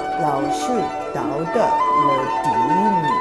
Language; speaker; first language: Chinese; non-native, learner; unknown